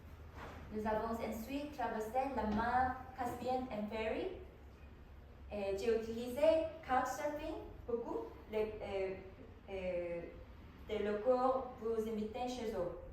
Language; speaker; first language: French; non-native, learner; Korean